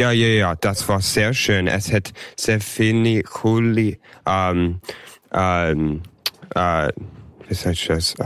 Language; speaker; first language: German; early bilingual, heritage; English